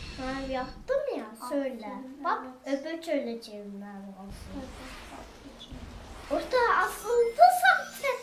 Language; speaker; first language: Turkish; early bilingual, heritage; German